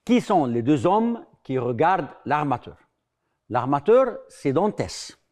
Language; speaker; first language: French; non-native, fluent; Arabic